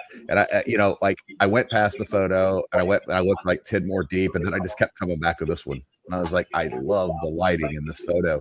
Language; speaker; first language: English; native; English